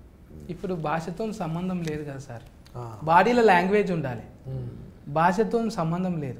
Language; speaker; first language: Telugu; native; Telugu